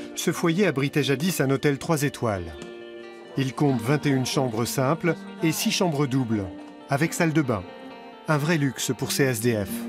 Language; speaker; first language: French; native; French